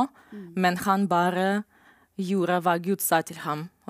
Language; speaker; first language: Norwegian; non-native, learner; Romanian